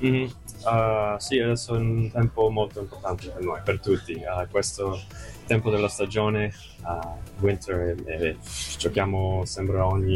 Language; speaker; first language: Italian; non-native, fluent; English